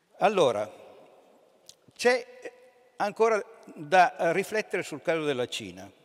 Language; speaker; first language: Italian; native; Italian